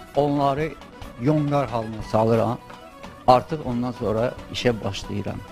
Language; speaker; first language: Azerbaijani; native; Azerbaijani